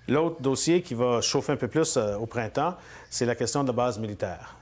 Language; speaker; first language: French; native; French